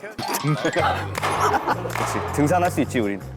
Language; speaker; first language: Korean; native; Korean